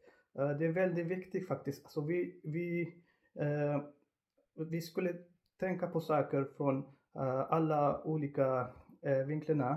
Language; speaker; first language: Swedish; non-native, fluent; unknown